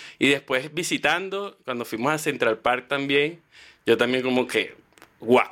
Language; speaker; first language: Spanish; native; Spanish